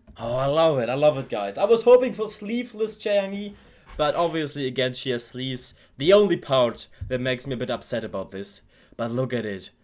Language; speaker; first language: English; non-native, fluent; German